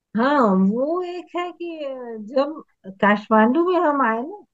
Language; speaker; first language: Hindi; native; Hindi